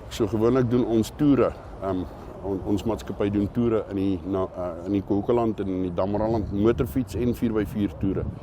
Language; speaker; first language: Afrikaans; native; Afrikaans